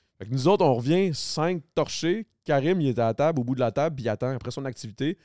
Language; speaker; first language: French; native; French